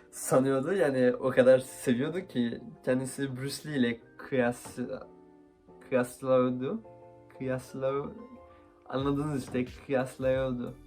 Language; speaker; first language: Turkish; early bilingual, heritage; Turkish